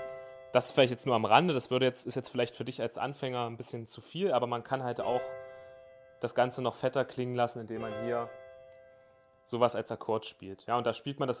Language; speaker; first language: German; native; German